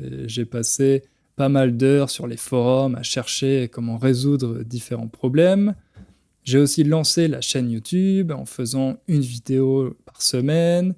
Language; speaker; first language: French; native; French